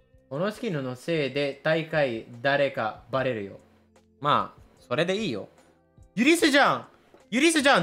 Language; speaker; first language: Japanese; non-native, fluent; English